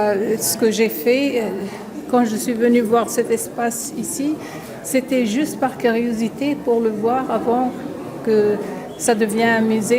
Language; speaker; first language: French; non-native, local second language; Arabic